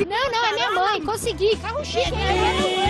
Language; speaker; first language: Portuguese; native; Portuguese